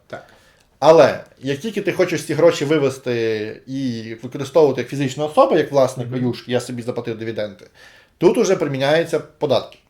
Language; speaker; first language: Ukrainian; native; Ukrainian